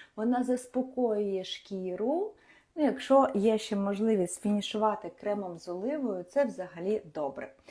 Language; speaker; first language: Ukrainian; non-native, local second language; Russian